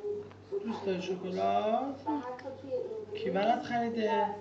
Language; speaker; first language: Persian; native; Persian